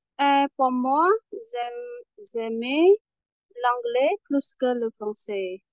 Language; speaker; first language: French; non-native, learner; Khmer